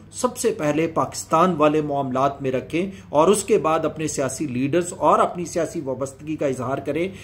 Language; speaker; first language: Urdu; native; Urdu